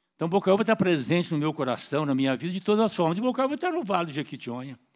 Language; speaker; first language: Portuguese; native; Portuguese